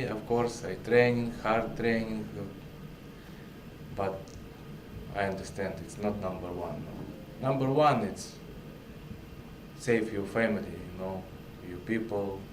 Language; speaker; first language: English; non-native, learner; Russian